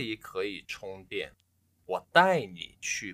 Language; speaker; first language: Chinese; non-native, learner; English